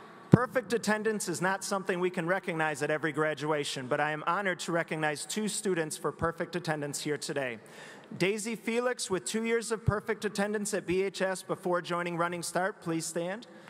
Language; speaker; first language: English; native; English